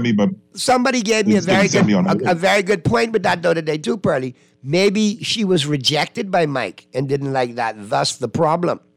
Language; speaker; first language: English; native; English